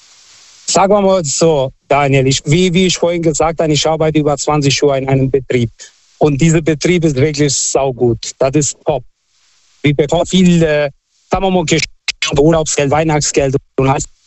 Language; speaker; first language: German; non-native, fluent; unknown